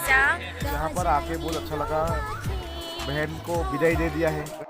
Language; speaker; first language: Hindi; non-native, local second language; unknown